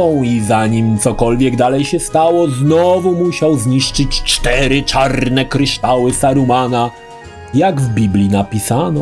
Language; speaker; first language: Polish; native; Polish